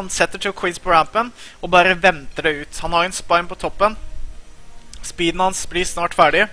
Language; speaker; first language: Norwegian; native; Norwegian